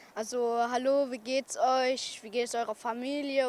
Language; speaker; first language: German; early bilingual, other home language; Persian